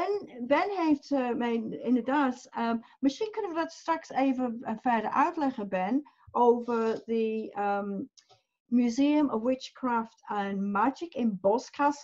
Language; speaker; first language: Dutch; non-native, fluent; English